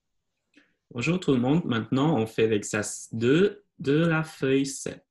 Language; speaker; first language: French; non-native, fluent; Chinese